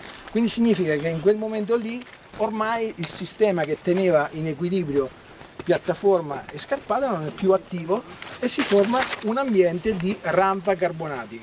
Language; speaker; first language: Italian; native; Italian